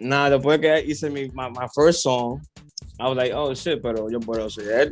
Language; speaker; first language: Spanish; early bilingual, heritage; Spanish